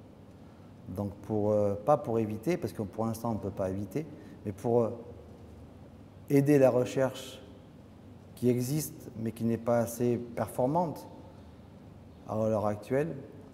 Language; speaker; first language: French; native; French